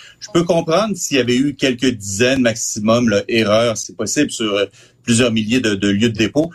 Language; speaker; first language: French; native; French